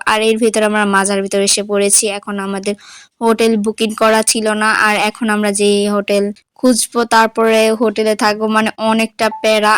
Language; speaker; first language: Bangla; native; Bangla